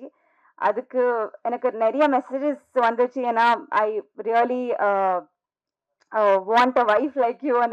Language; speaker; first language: Tamil; non-native, learner; Telugu